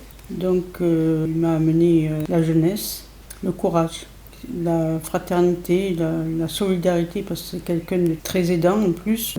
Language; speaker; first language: French; native; French